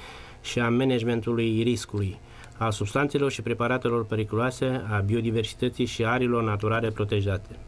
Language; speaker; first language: Romanian; native; Romanian